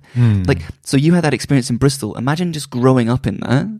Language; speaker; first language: English; native; English